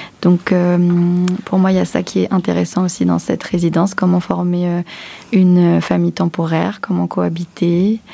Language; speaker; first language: French; native; French